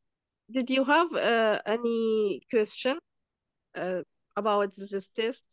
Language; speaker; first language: English; non-native, learner; Kurdish